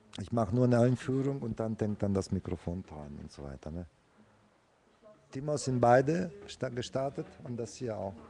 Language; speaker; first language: German; non-native, fluent; Italian